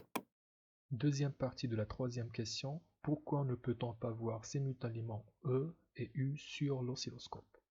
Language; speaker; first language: French; non-native, local second language; Arabic